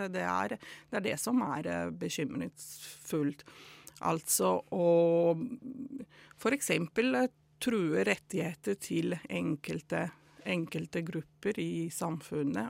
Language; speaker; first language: Norwegian; non-native, fluent; Italian